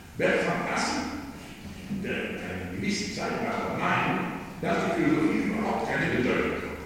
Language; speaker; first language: German; non-native, fluent; Polish